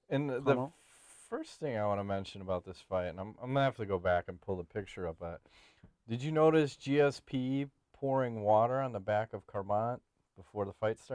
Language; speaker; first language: English; native; English